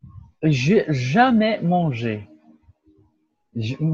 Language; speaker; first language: French; non-native, fluent; Portuguese